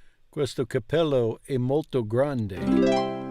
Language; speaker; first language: Italian; non-native, learner; English